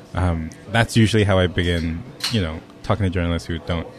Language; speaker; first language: English; non-native, local second language; Cantonese